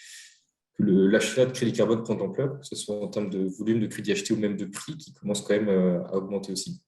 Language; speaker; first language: French; native; French